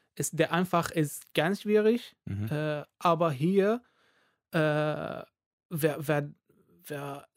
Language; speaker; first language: German; non-native, fluent; Arabic